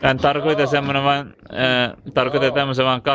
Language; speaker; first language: Finnish; non-native, learner; Turkish